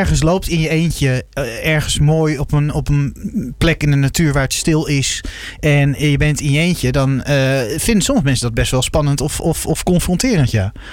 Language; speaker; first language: Dutch; native; Dutch